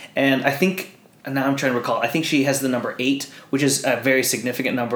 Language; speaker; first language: English; early bilingual, other home language; Filipino